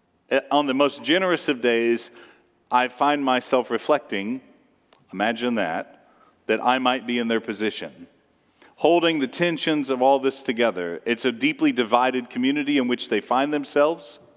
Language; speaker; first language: English; native; English